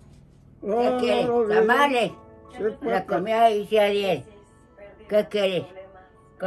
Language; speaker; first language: Spanish; native; Spanish